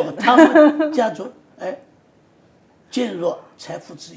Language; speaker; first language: Chinese; native; Chinese